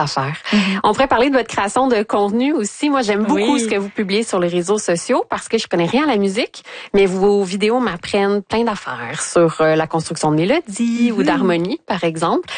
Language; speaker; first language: French; native; French